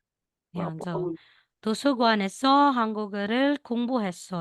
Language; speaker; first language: Korean; non-native, learner; Filipino